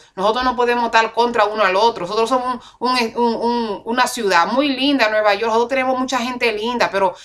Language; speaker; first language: Spanish; early bilingual, heritage; Spanish